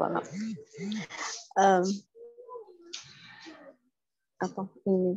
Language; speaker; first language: French; non-native, learner; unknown